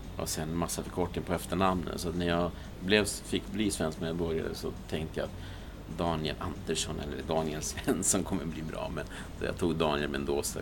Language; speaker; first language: Swedish; early bilingual, other home language; Spanish